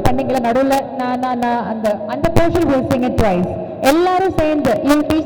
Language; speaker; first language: Tamil; native; Tamil